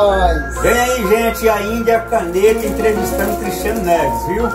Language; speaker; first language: Portuguese; native; Portuguese